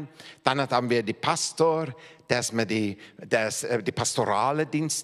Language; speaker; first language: German; non-native, fluent; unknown